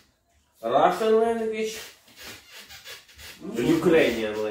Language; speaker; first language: English; non-native, learner; Russian